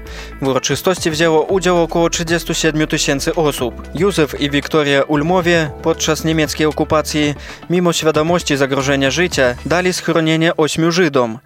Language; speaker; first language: Polish; native; Polish